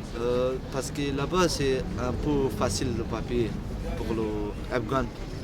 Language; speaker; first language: French; non-native, learner; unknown